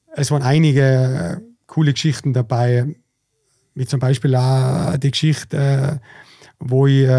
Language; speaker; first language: German; native; German